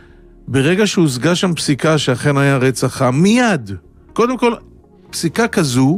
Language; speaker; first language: Hebrew; native; Hebrew